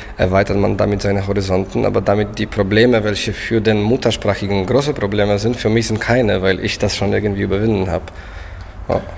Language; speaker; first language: German; non-native, fluent; Polish